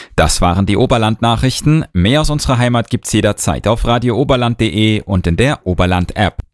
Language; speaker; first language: German; native; German